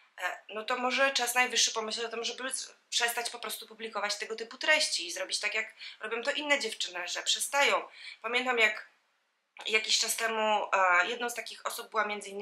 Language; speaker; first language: Polish; native; Polish